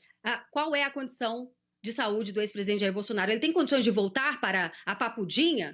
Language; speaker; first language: Portuguese; native; Portuguese